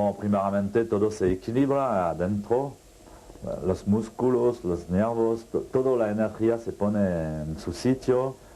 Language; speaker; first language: Spanish; non-native, fluent; French